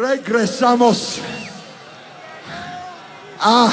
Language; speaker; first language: Spanish; non-native, learner; English